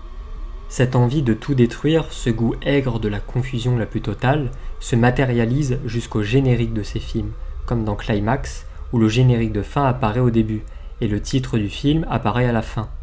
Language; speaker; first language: French; native; French